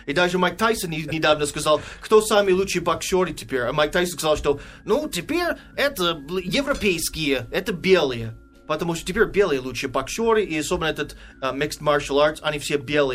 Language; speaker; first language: Russian; non-native, fluent; English